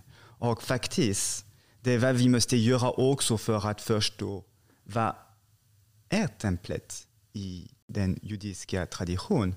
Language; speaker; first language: Swedish; non-native, fluent; French